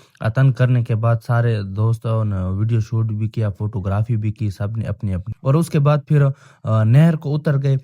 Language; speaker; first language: Urdu; non-native, local second language; Pashto